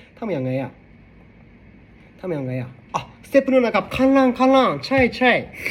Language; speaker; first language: Thai; non-native, learner; Japanese